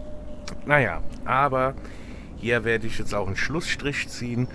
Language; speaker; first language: German; native; German